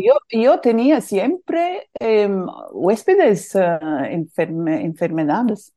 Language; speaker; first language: Spanish; non-native, fluent; English